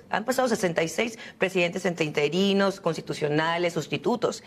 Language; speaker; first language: Spanish; native; Spanish